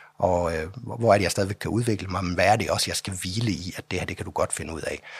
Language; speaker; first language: Danish; native; Danish